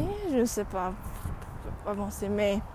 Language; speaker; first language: French; non-native, learner; English